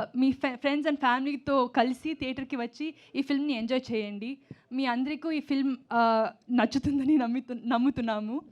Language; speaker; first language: Telugu; non-native, learner; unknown